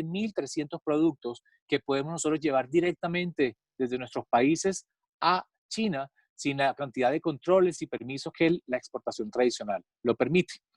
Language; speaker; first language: Spanish; native; Spanish